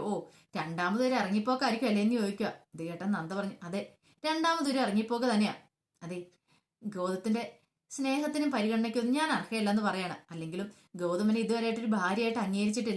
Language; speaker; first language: Malayalam; native; Malayalam